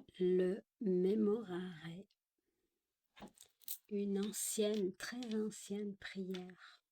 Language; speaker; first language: French; native; French